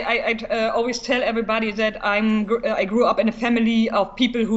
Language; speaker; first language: English; non-native, fluent; German